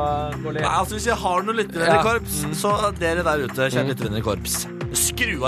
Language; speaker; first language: Norwegian; native; Norwegian